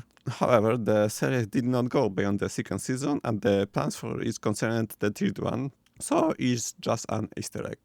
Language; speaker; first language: English; non-native, fluent; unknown